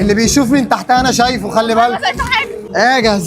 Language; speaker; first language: Arabic; native; Arabic